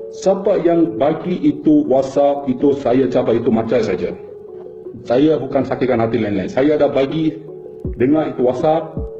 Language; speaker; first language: Malay; non-native, fluent; Bangla